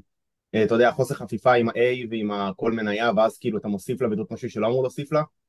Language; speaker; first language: Hebrew; native; Hebrew